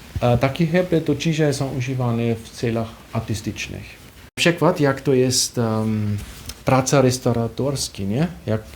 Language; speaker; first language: Polish; non-native, fluent; German